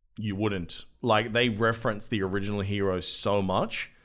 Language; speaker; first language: English; native; English